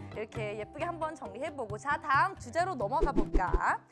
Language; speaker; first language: Korean; non-native, fluent; Thai